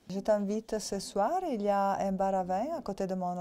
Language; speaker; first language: French; non-native, fluent; Italian